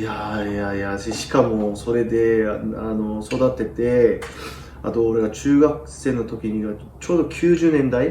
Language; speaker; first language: Japanese; non-native, fluent; Korean